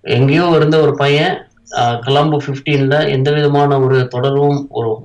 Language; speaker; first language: Tamil; native; Tamil